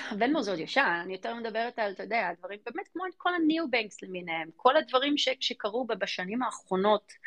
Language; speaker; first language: Hebrew; early bilingual, other home language; English